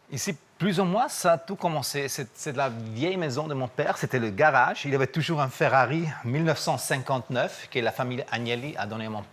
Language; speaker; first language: French; non-native, fluent; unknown